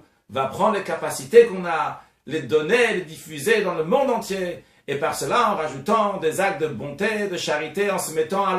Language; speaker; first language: French; native; French